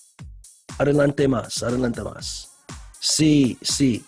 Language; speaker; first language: Spanish; non-native, learner; English